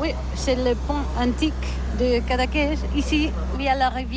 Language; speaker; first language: French; non-native, learner; Catalan